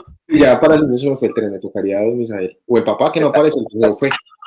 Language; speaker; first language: Spanish; native; Spanish